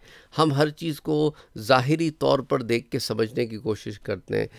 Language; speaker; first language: Urdu; native; Urdu